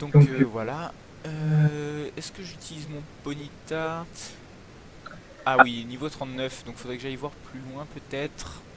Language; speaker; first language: French; native; French